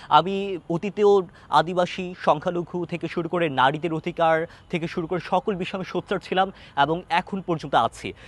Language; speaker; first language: Bangla; non-native, local second language; Chakma